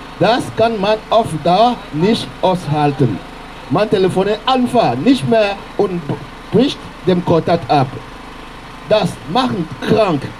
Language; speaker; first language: German; non-native, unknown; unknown